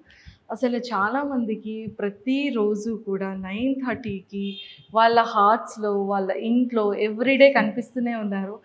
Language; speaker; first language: Telugu; native; Telugu